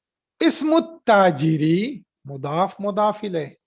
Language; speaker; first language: Arabic; non-native, fluent; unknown